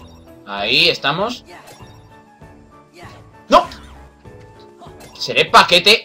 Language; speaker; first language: Spanish; native; Spanish